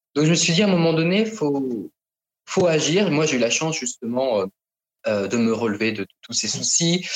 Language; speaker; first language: French; native; French